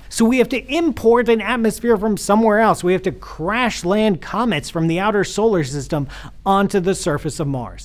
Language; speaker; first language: English; native; English